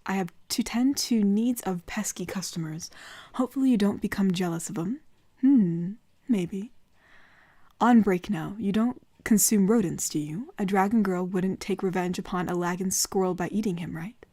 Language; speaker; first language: English; native; English